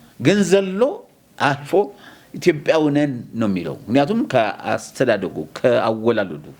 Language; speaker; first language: Amharic; non-native, local second language; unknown